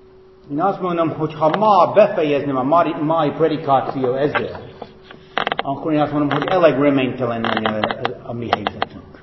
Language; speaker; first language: Hungarian; non-native, fluent; English